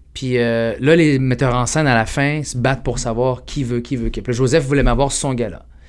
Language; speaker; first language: French; early bilingual, other home language; Arabic